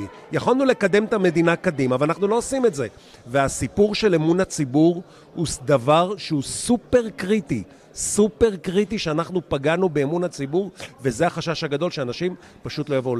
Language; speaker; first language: Hebrew; native; Hebrew